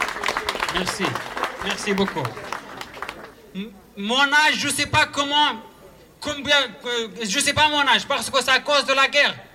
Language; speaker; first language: French; non-native, learner; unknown